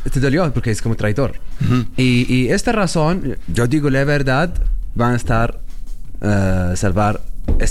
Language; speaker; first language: Spanish; non-native, learner; Arabic